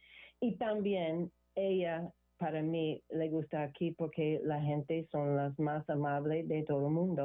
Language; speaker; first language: Spanish; non-native, learner; English